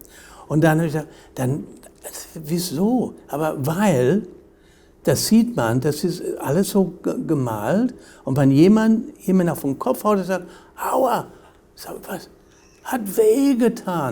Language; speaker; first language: German; non-native, fluent; English